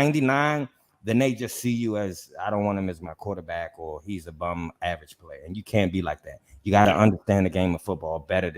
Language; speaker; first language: English; native; English